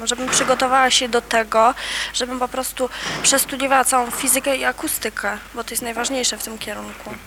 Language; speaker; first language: Polish; native; Polish